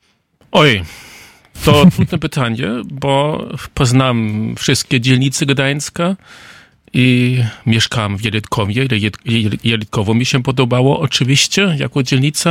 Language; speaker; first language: Polish; non-native, fluent; German